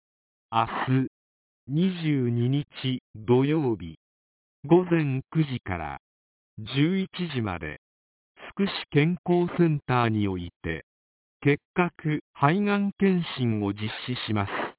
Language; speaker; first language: Japanese; native; Japanese